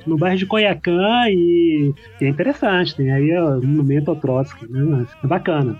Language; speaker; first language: Portuguese; early bilingual, heritage; Portuguese